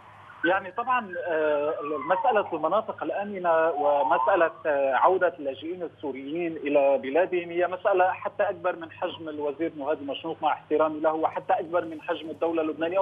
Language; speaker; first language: Arabic; native; Arabic